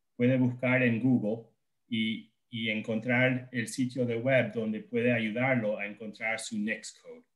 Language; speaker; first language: Spanish; non-native, fluent; English